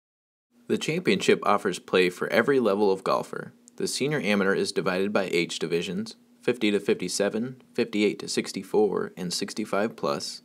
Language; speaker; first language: English; native; English